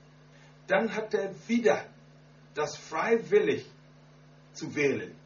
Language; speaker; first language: German; non-native, learner; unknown